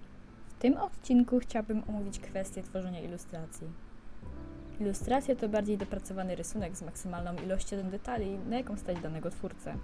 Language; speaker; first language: Polish; native; Polish